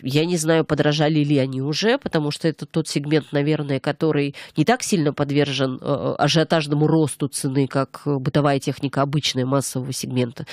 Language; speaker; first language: Russian; native; Russian